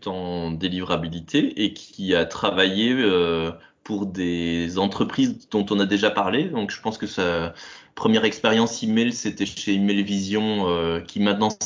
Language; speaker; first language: French; native; French